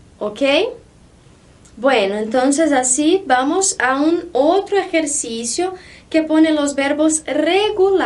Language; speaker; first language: Spanish; non-native, fluent; Portuguese